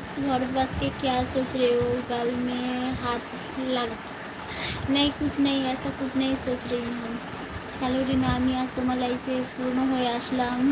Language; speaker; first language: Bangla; non-native, local second language; Santali